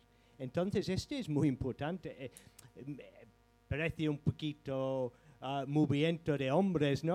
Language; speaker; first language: Spanish; non-native, fluent; English